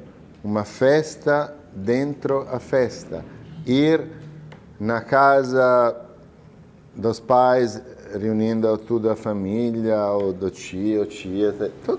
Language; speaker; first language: Portuguese; non-native, fluent; Italian